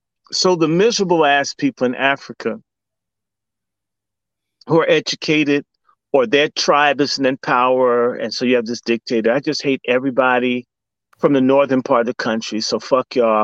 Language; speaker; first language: English; native; English